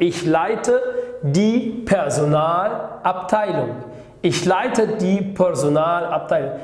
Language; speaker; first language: German; non-native, fluent; Arabic